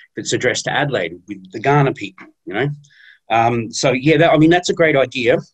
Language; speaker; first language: English; native; English